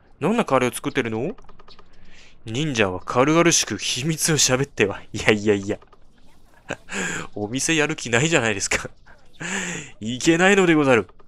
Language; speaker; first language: Japanese; non-native, fluent; Chinese